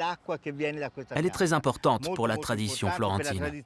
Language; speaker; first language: French; native; French